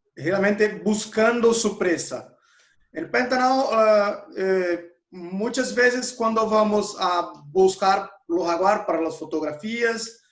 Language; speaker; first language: Spanish; non-native, learner; Portuguese